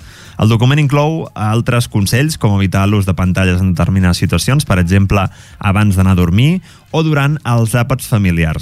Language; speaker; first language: Catalan; native; Catalan